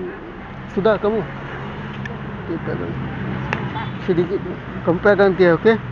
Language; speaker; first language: Indonesian; non-native, learner; Bangla